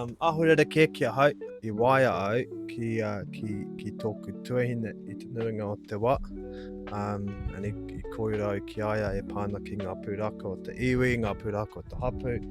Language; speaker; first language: Māori; non-native, local second language; English